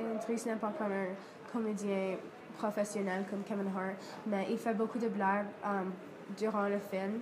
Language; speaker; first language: French; non-native, learner; English